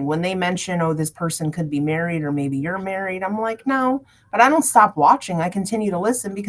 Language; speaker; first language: English; native; English